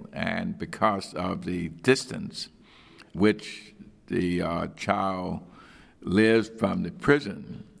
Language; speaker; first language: English; native; English